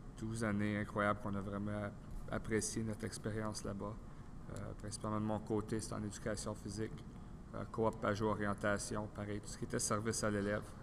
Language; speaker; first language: French; native; French